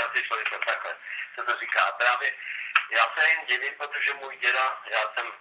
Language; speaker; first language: Czech; non-native, local second language; Romany